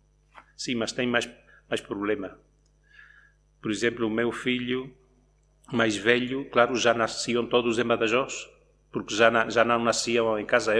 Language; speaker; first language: Portuguese; non-native, local second language; Spanish